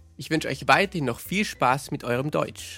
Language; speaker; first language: German; native; German